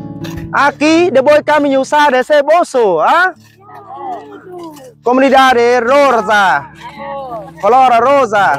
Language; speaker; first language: Portuguese; non-native, learner; Vietnamese